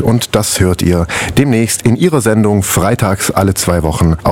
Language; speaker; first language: German; native; German